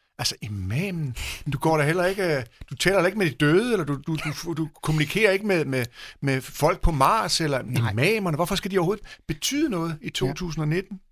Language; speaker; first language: Danish; native; Danish